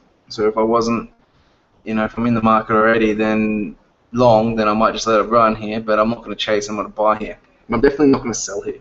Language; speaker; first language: English; native; English